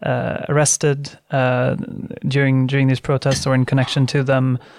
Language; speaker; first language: English; non-native, fluent; Swedish